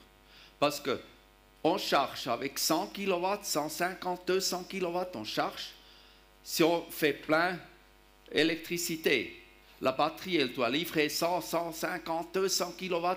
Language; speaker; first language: French; non-native, local second language; German